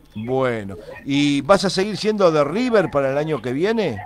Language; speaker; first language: Spanish; native; Spanish